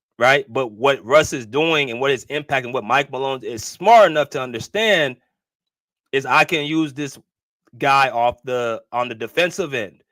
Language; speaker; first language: English; native; English